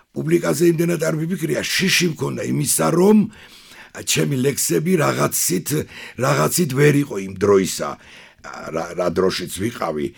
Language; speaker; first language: Georgian; non-native, local second language; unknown